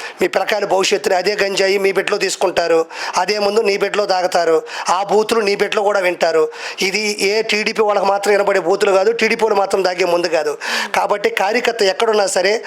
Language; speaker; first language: Telugu; native; Telugu